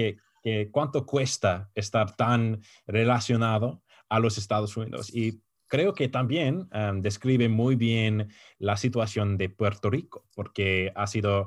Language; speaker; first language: Spanish; non-native, fluent; English